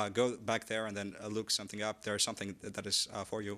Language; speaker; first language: English; non-native, fluent; Amharic